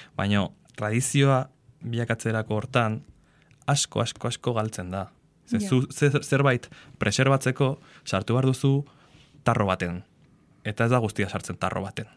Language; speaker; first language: Basque; non-native, local second language; Spanish